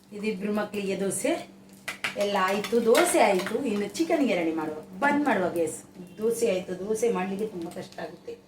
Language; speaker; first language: Kannada; native; Kannada